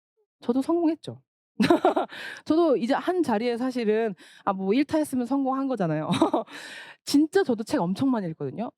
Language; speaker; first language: Korean; native; Korean